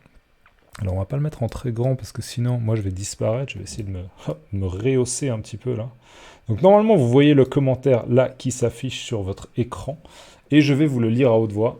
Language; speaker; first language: French; native; French